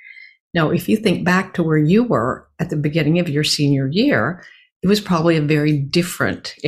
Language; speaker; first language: English; native; English